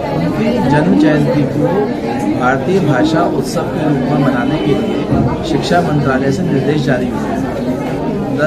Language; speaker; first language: Hindi; native; Hindi